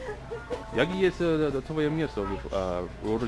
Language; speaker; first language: Polish; non-native, learner; English